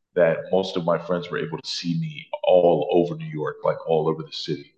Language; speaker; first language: English; early bilingual, other home language; Spanish